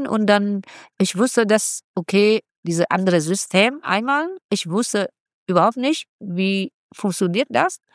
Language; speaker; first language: German; non-native, fluent; Vietnamese